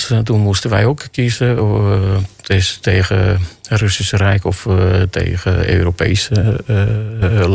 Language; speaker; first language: Dutch; non-native, fluent; Armenian